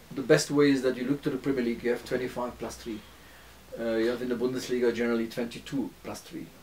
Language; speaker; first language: English; non-native, fluent; Turkish